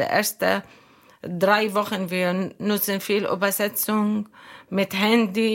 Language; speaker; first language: German; non-native, fluent; Arabic